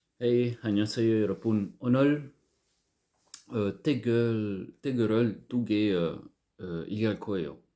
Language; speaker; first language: Korean; non-native, learner; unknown